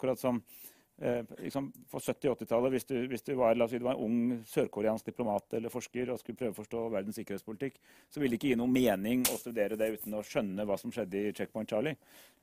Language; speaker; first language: Norwegian; native; Norwegian